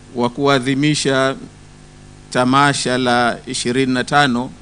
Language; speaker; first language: Swahili; native; Swahili